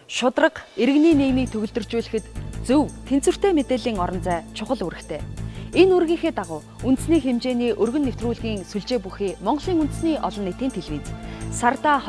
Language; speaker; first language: Mongolian; native; Mongolian